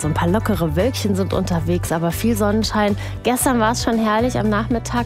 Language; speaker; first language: German; native; German